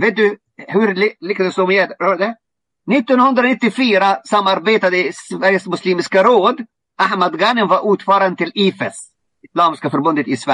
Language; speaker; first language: Swedish; non-native, fluent; Arabic